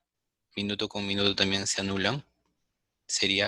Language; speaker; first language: Spanish; native; Spanish